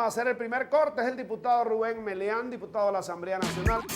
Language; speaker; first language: Spanish; native; Spanish